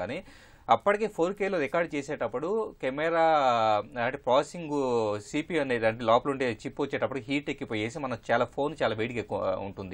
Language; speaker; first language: Telugu; native; Telugu